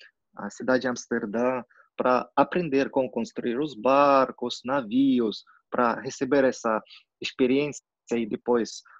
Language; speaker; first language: Portuguese; non-native, fluent; Russian